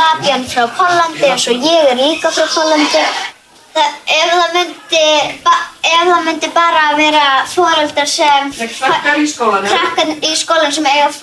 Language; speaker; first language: Icelandic; early bilingual, other home language; Polish